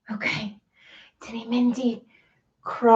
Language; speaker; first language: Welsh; non-native, learner; English